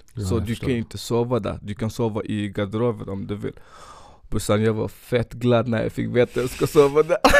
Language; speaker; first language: Swedish; non-native, fluent; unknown